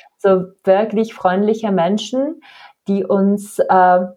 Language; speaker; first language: German; non-native, fluent; Czech